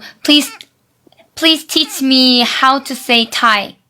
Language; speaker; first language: English; non-native, learner; Korean